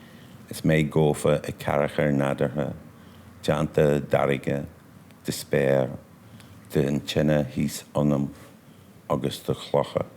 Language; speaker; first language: Irish; non-native, local second language; English